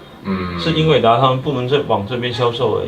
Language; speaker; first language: Chinese; native; Chinese